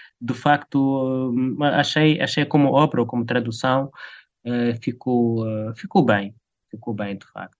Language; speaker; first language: Portuguese; non-native, fluent; Arabic